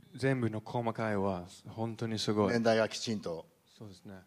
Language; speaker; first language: Japanese; non-native, fluent; English